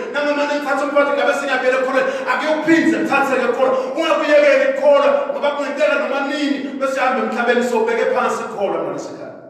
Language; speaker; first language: Zulu; non-native, local second language; Swati